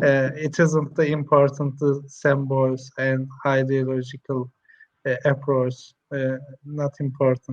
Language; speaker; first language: English; non-native, learner; Turkish